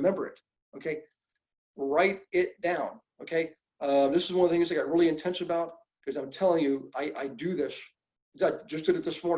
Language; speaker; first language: English; native; English